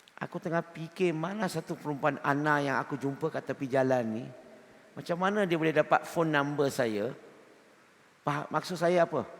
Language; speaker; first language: Malay; non-native, local second language; Chinese